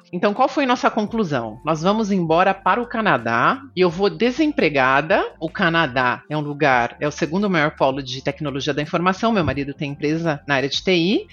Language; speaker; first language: Portuguese; native; Portuguese